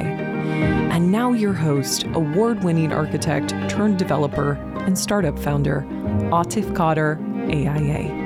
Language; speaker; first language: English; native; English